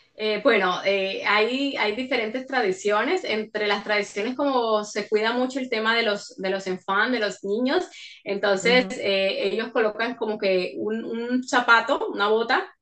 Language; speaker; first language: Spanish; native; Spanish